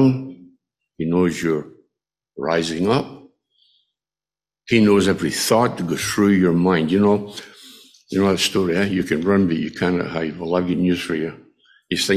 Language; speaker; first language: English; native; English